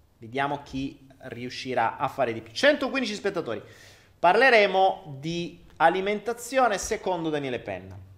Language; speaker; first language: Italian; native; Italian